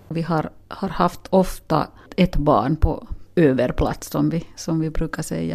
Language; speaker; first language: Swedish; non-native, local second language; Finnish